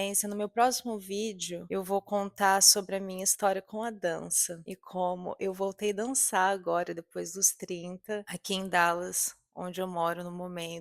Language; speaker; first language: Portuguese; native; Portuguese